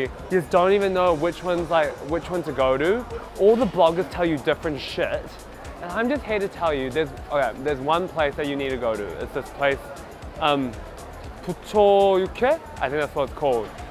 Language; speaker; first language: English; early bilingual, other home language; Korean